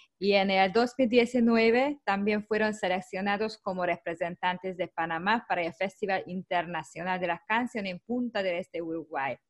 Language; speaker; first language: Spanish; non-native, learner; Hungarian